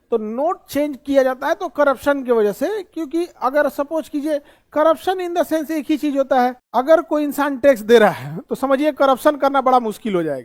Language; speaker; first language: Hindi; native; Hindi